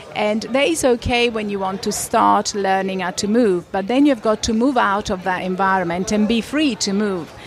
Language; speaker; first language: English; non-native, fluent; Italian